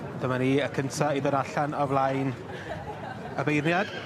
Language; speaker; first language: Welsh; native; Welsh